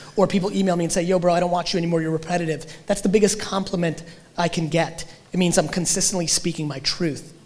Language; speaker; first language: English; early bilingual, other home language; Russian